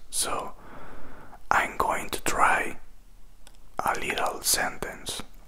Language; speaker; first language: English; non-native, fluent; Spanish